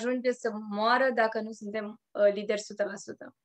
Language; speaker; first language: Romanian; native; Romanian